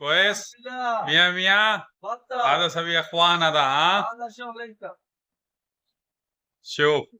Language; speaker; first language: Arabic; non-native, learner; Urdu